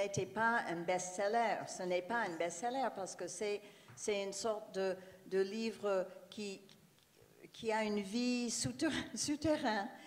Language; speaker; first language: French; non-native, fluent; English